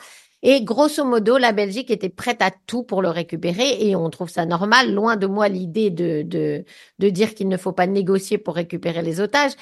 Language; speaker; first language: French; native; French